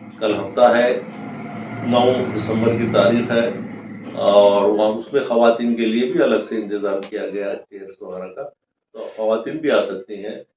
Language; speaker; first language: Urdu; native; Urdu